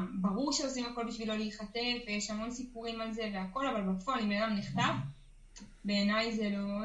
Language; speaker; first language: Hebrew; native; Hebrew